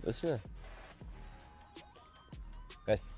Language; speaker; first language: German; native; German